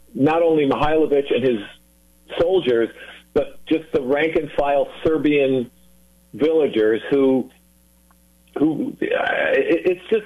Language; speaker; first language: English; native; English